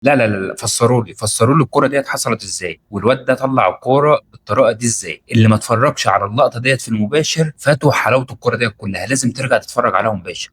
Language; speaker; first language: Arabic; native; Arabic